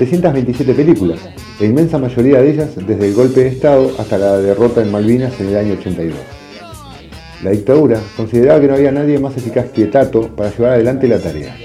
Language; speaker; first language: Spanish; native; Spanish